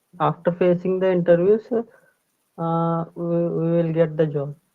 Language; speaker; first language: English; non-native, learner; Telugu